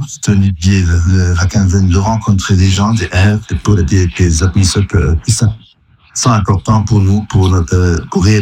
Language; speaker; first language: French; non-native, fluent; German